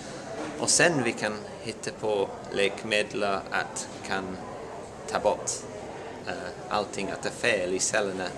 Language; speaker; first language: Swedish; non-native, learner; English